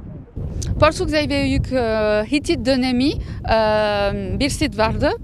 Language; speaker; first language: Turkish; non-native, learner; French